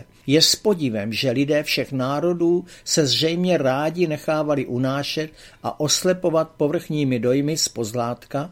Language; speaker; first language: Czech; native; Czech